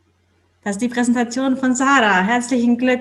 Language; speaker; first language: German; native; German